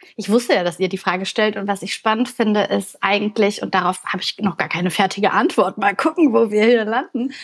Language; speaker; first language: German; early bilingual, other home language; Bulgarian